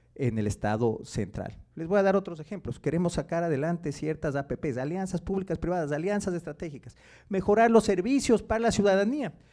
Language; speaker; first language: Spanish; native; Spanish